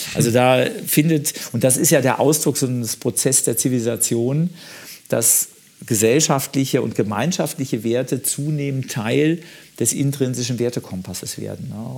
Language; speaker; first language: German; native; German